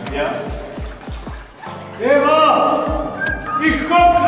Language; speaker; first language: German; non-native, learner; Croatian